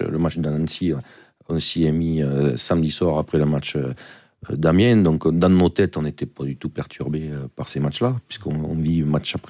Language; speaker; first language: French; native; French